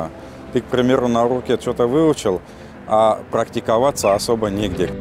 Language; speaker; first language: Russian; native; Russian